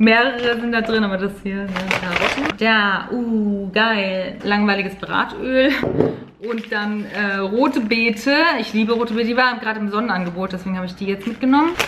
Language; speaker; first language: German; native; German